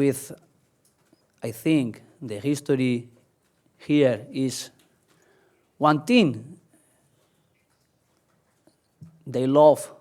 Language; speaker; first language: English; non-native, learner; Spanish